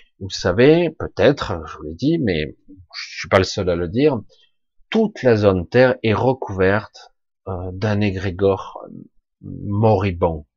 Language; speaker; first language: French; native; French